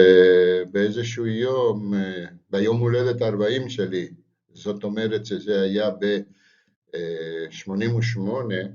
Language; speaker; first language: Hebrew; non-native, fluent; Spanish